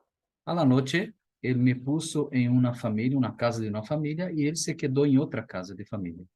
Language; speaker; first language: Spanish; non-native, fluent; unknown